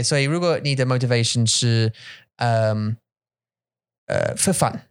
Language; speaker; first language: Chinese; non-native, learner; English